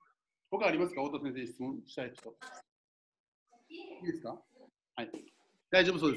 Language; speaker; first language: Japanese; native; Japanese